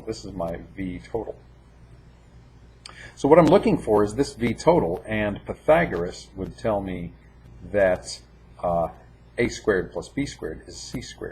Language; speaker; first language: English; native; English